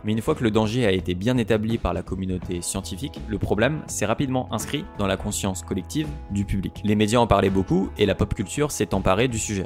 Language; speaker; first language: French; native; French